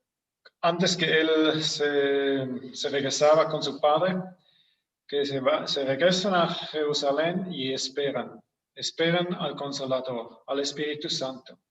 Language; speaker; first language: Spanish; non-native, fluent; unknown